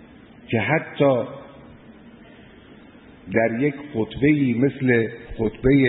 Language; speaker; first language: Persian; native; Persian